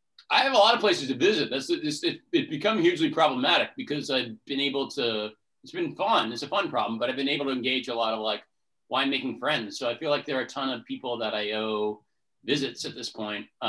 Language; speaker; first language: English; native; English